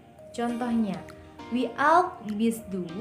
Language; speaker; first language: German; non-native, learner; Indonesian